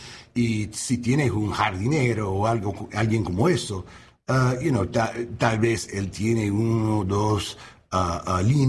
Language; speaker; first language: Spanish; non-native, learner; English